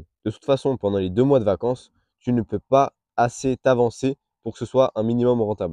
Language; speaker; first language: French; native; French